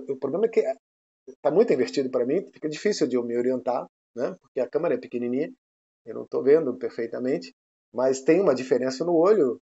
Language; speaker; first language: Portuguese; non-native, fluent; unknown